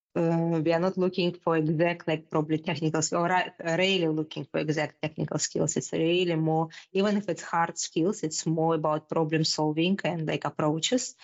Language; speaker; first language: English; non-native, fluent; Russian